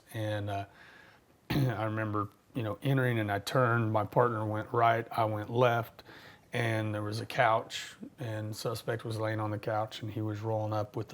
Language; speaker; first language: English; native; English